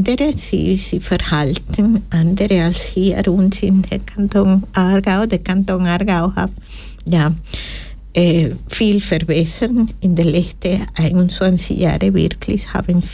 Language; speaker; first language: German; non-native, fluent; Spanish